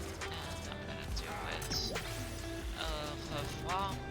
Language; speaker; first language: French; non-native, learner; English